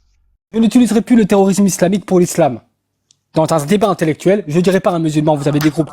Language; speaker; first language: French; native; French